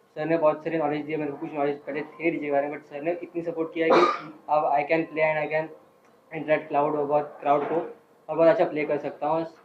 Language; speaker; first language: Hindi; non-native, local second language; Kannada